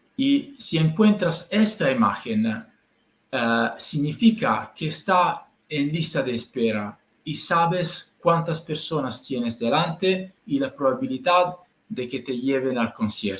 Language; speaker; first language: Spanish; non-native, learner; Italian